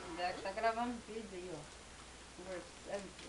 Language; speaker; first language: Portuguese; native; Portuguese